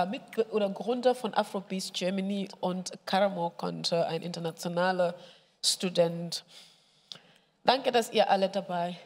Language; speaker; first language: German; non-native, fluent; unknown